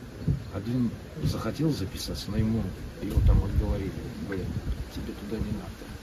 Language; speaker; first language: Russian; native; Russian